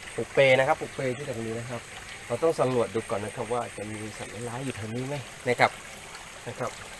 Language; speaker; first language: Thai; non-native, local second language; Pattani Malay